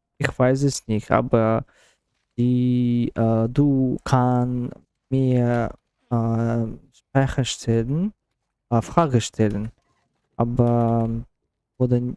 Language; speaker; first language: German; non-native, learner; Russian